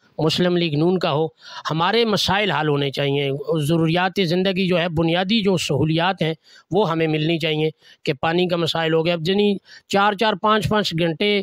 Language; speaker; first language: Urdu; non-native, local second language; Northern Hindko